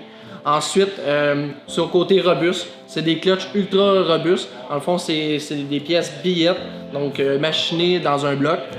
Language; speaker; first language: French; native; French